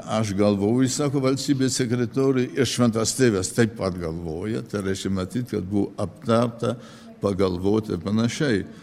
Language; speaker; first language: Lithuanian; early bilingual, heritage; Lithuanian